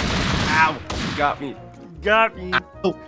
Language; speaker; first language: English; native; English